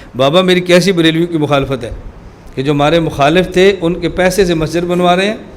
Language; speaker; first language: Urdu; non-native, local second language; Punjabi